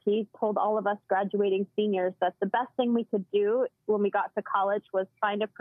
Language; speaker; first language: English; native; English